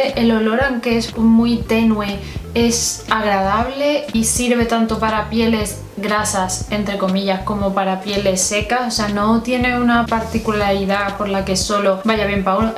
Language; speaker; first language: Spanish; native; Spanish